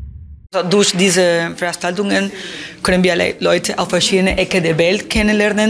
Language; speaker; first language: German; non-native, fluent; Spanish